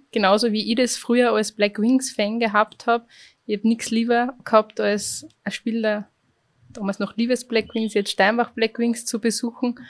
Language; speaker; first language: German; native; German